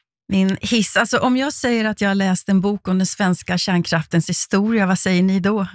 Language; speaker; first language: Swedish; native; Swedish